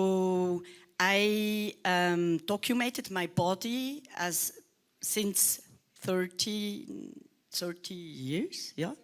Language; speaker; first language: English; non-native, learner; Swiss German